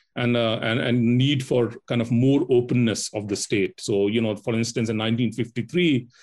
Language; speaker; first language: English; non-native, local second language; Hindi